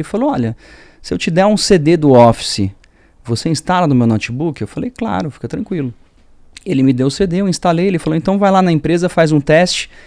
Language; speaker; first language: Portuguese; early bilingual, other home language; French